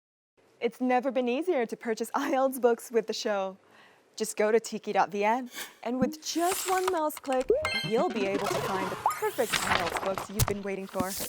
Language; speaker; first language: English; non-native, fluent; Vietnamese